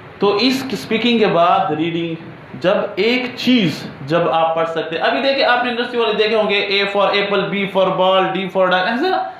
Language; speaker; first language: Urdu; non-native, local second language; Pashto